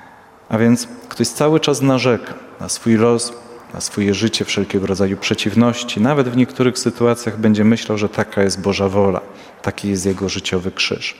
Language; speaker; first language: Polish; native; Polish